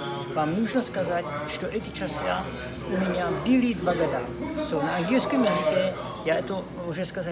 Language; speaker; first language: Russian; non-native, learner; Slovak